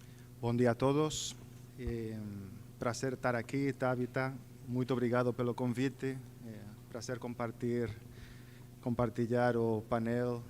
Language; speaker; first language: Portuguese; non-native, fluent; Spanish